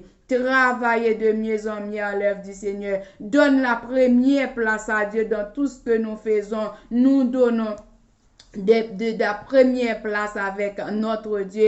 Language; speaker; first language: French; non-native, local second language; Haitian Creole